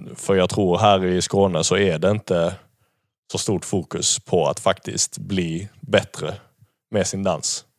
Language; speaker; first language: Swedish; native; Swedish